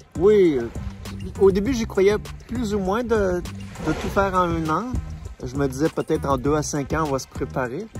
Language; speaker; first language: French; native; French